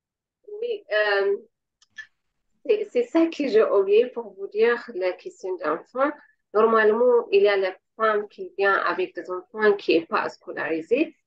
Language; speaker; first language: French; non-native, learner; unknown